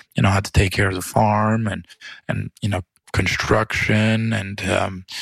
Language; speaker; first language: English; early bilingual, other home language; Romanian